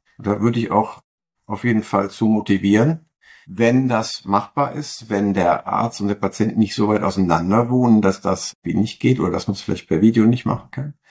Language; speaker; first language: German; native; German